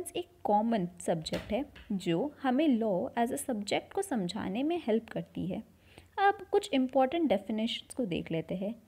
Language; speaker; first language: Hindi; native; Hindi